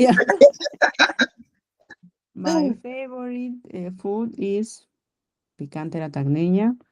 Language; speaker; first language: English; non-native, learner; Spanish